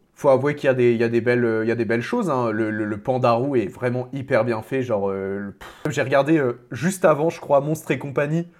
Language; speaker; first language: French; native; French